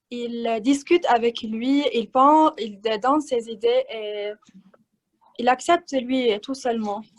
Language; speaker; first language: French; non-native, learner; Arabic